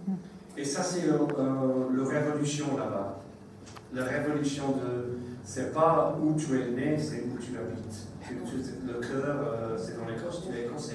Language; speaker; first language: French; non-native, learner; English